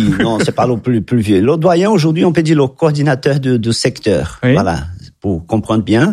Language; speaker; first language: French; non-native, fluent; Portuguese